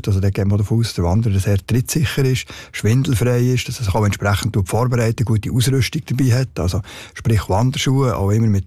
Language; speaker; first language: German; native; German